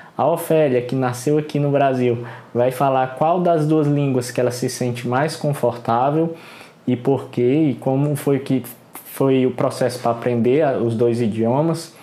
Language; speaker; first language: Portuguese; native; Portuguese